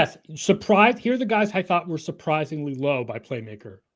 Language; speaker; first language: English; native; English